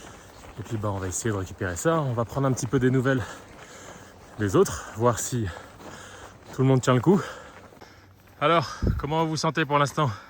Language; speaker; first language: French; native; French